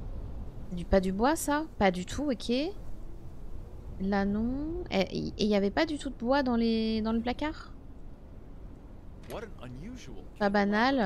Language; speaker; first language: French; native; French